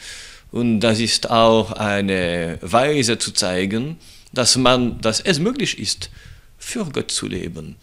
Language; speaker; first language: German; non-native, local second language; French